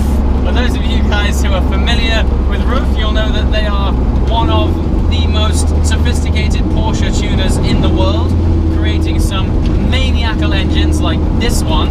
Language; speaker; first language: English; native; English